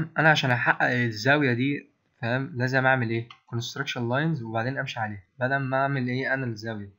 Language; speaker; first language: Arabic; native; Arabic